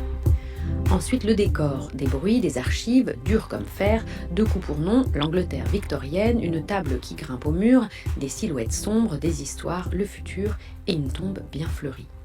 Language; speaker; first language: French; native; French